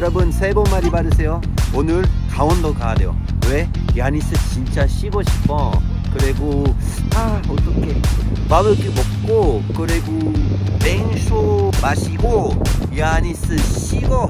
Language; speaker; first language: Korean; non-native, learner; French